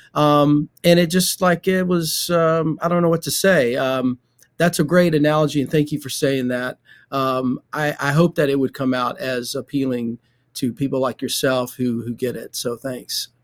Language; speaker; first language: English; native; English